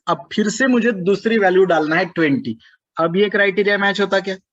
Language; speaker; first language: Hindi; non-native, local second language; Marathi